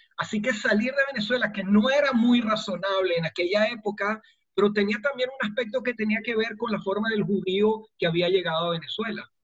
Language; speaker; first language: Spanish; native; Spanish